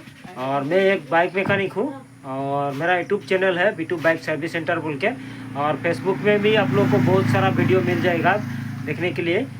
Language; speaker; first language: Hindi; non-native, local second language; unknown